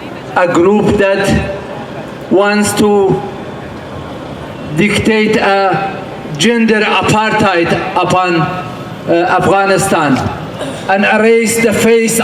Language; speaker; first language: English; non-native, fluent; Persian